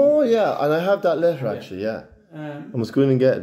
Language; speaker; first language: English; native; English